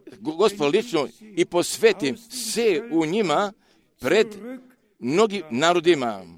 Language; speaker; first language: Croatian; non-native, fluent; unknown